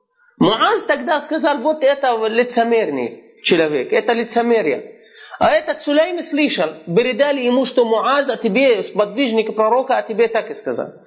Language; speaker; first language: Russian; non-native, fluent; Arabic